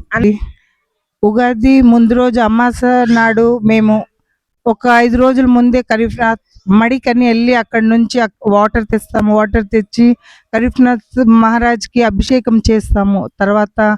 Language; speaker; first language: Telugu; non-native, local second language; Lambadi